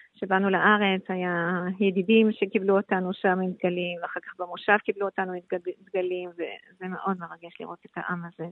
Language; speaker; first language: Hebrew; non-native, fluent; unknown